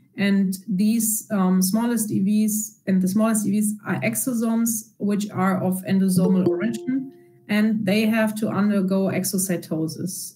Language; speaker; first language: English; non-native, fluent; German